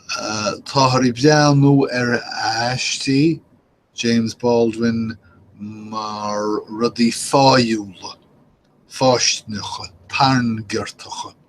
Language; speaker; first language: Irish; native; Irish